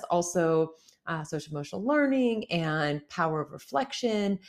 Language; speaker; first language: English; native; English